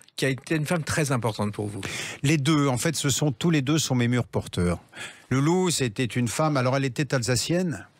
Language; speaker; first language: French; native; French